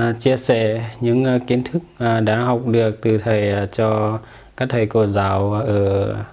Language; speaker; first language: Vietnamese; non-native, fluent; Lao